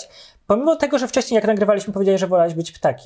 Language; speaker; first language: Polish; native; Polish